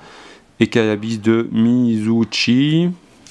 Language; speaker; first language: French; native; French